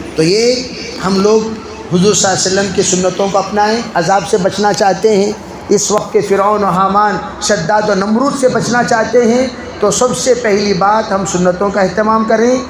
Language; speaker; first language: Urdu; native; Urdu